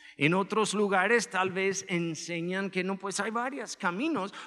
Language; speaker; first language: Spanish; non-native, fluent; English